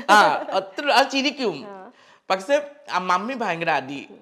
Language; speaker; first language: Malayalam; non-native, learner; Assamese